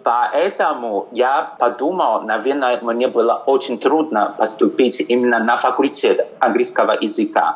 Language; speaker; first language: Russian; non-native, fluent; Chinese